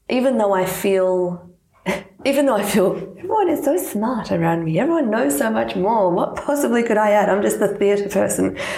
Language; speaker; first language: English; non-native, local second language; Serbian